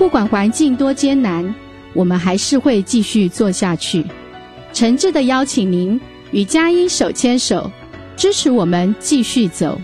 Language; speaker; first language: Chinese; native; Chinese